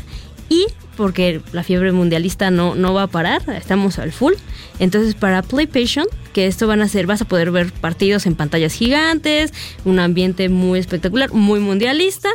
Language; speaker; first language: Spanish; native; Spanish